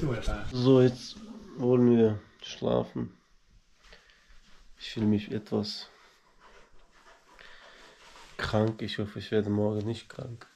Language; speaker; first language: German; non-native, learner; Russian